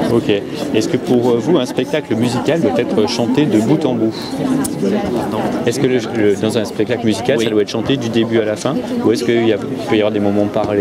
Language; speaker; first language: French; native; French